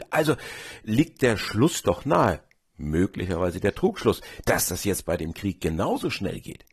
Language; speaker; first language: German; native; German